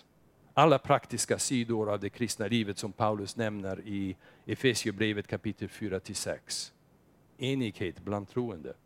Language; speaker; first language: Swedish; non-native, fluent; English